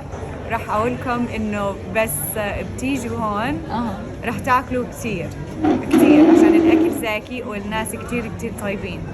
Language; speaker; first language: Arabic; non-native, fluent; English